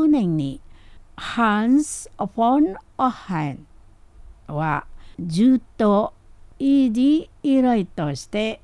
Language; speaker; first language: Japanese; non-native, fluent; Indonesian